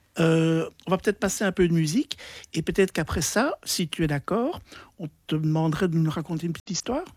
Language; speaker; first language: French; native; French